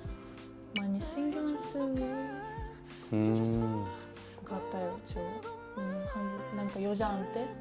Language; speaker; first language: Korean; non-native, learner; Japanese